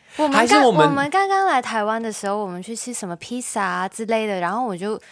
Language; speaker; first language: Chinese; non-native, local second language; Cantonese